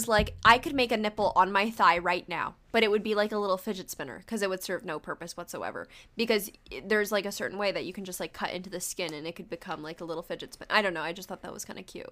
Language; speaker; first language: English; early bilingual, other home language; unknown